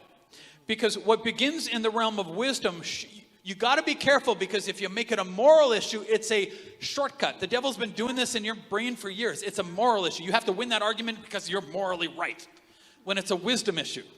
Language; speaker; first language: English; native; English